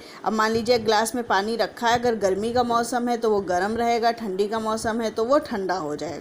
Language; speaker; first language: Hindi; native; Hindi